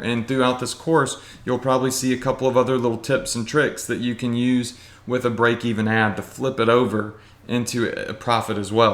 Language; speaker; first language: English; native; English